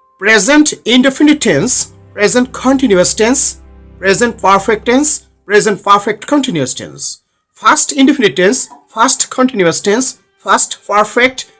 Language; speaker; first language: English; non-native, learner; Bangla